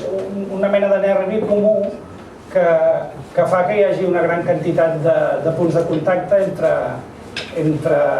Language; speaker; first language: Catalan; native; Catalan